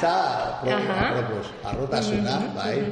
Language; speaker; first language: Basque; non-native, local second language; Spanish